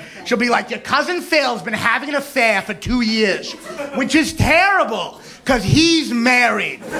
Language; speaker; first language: English; native; English